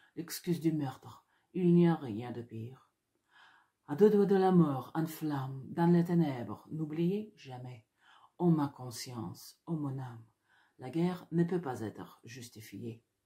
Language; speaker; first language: French; non-native, learner; Russian